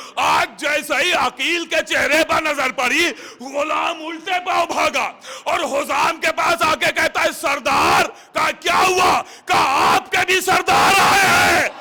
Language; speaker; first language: Urdu; native; Urdu